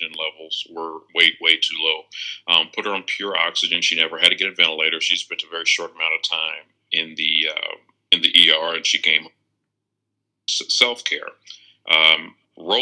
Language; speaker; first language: English; native; English